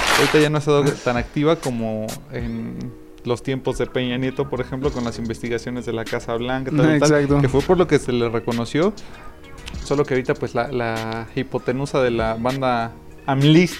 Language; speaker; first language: Spanish; native; Spanish